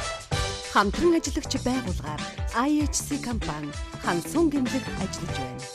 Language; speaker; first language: Mongolian; native; Mongolian